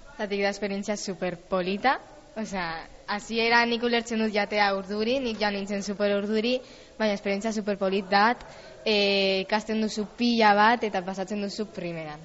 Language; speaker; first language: Basque; non-native, local second language; Spanish